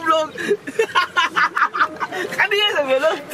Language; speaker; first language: Indonesian; native; Indonesian